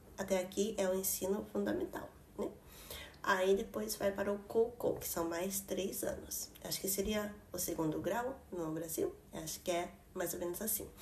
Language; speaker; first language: Portuguese; early bilingual, heritage; Portuguese